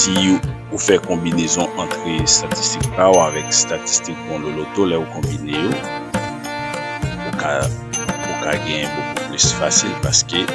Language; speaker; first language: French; non-native, local second language; Haitian Creole